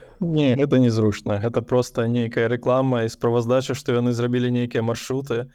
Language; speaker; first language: Belarusian; non-native, local second language; Russian